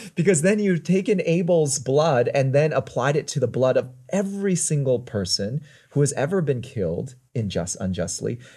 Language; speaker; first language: English; native; English